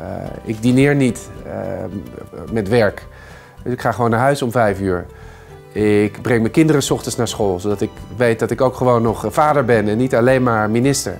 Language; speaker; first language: Dutch; native; Dutch